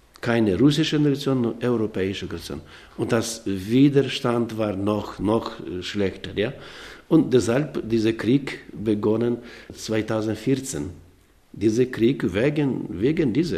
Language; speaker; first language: German; non-native, learner; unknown